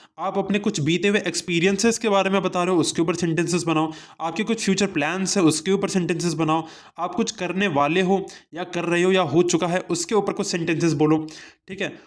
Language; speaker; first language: Hindi; native; Hindi